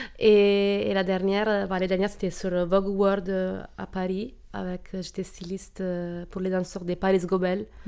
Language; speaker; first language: French; non-native, fluent; Italian